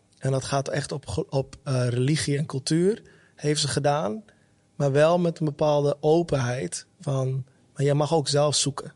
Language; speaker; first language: Dutch; early bilingual, other home language; Somali